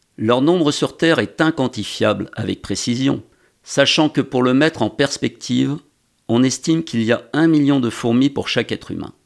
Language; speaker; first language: French; native; French